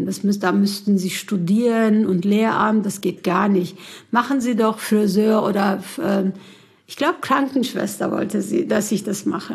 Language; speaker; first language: German; early bilingual, other home language; Turkish